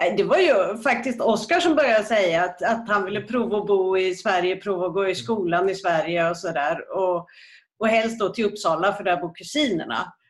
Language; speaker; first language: Swedish; native; Swedish